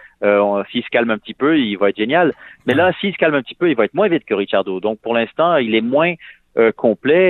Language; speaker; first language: French; native; French